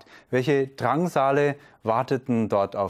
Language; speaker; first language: German; native; German